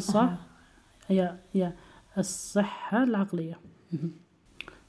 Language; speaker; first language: Arabic; native; Arabic